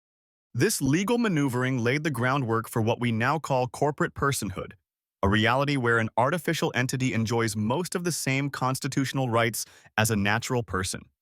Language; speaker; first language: English; native; English